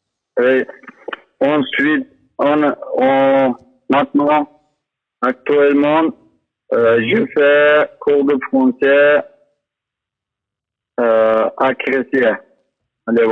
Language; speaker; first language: French; non-native, learner; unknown